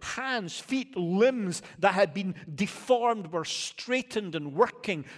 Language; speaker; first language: English; native; English